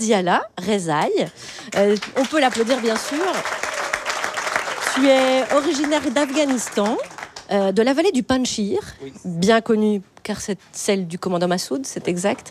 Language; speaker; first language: French; native; French